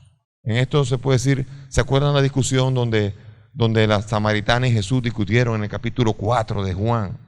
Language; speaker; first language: Spanish; native; Spanish